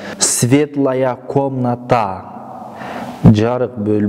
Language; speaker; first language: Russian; non-native, local second language; Kyrgyz